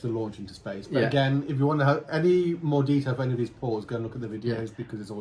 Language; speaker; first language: English; native; English